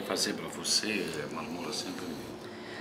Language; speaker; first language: Portuguese; non-native, learner; Arabic